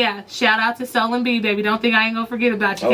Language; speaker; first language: English; native; English